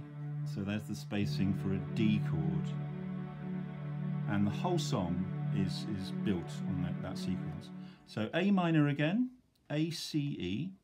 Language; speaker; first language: English; native; English